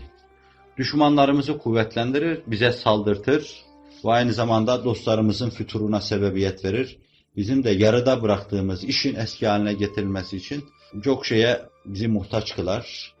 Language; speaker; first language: Turkish; native; Turkish